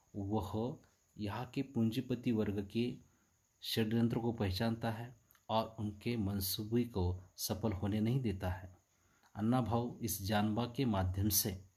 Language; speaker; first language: Hindi; non-native, local second language; Marathi